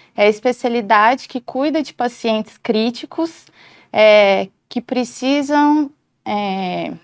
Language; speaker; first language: Portuguese; native; Portuguese